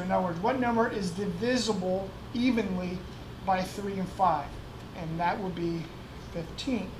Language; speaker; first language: English; native; English